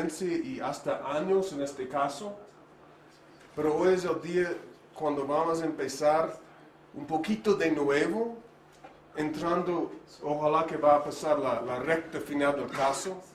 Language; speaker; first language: Spanish; non-native, learner; English